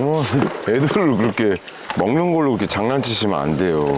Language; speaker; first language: Korean; native; Korean